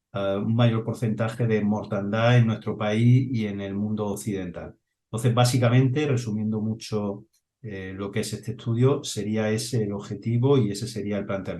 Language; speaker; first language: Spanish; native; Spanish